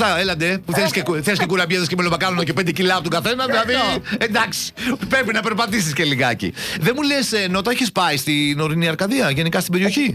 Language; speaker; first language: Greek; native; Greek